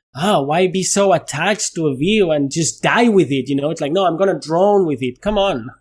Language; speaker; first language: English; non-native, fluent; Spanish